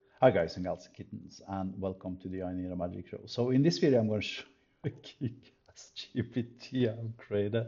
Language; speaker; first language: English; non-native, fluent; Norwegian